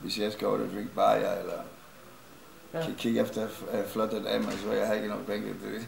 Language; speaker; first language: Danish; non-native, learner; Icelandic